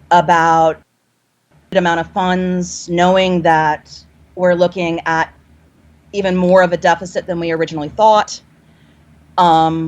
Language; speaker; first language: English; native; English